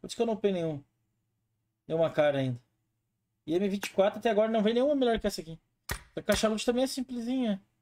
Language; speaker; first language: Portuguese; native; Portuguese